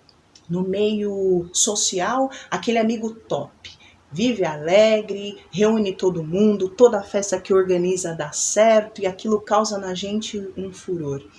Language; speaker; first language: Portuguese; native; Portuguese